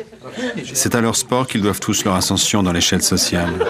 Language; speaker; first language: French; native; French